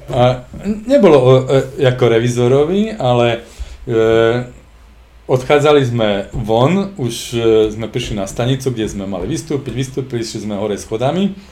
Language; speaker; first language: Slovak; native; Slovak